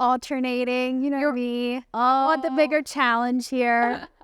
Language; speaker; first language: English; native; English